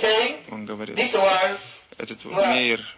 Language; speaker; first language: Russian; non-native, learner; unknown